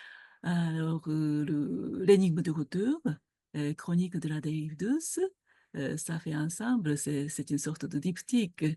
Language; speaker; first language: French; non-native, fluent; Japanese